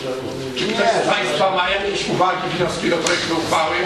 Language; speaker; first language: Polish; native; Polish